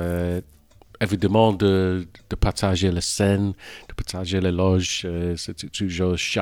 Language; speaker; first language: French; non-native, fluent; English